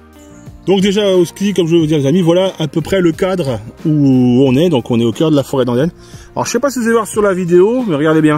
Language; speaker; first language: French; native; French